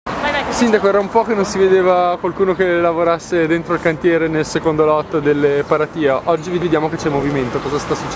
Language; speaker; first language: Italian; native; Italian